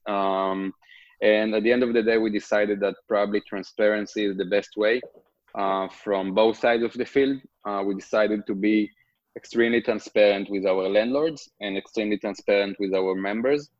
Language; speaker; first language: English; non-native, fluent; Hebrew